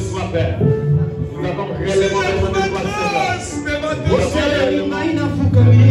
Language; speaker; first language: French; non-native, local second language; Lingala